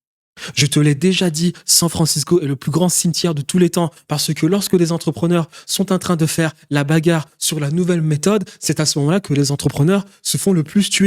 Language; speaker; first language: French; native; French